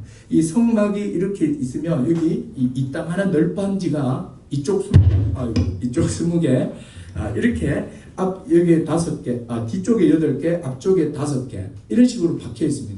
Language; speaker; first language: Korean; native; Korean